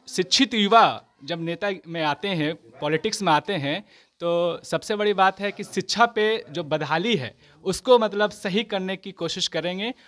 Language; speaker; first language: Hindi; native; Hindi